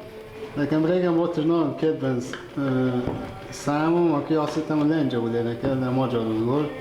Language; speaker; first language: Hungarian; non-native, fluent; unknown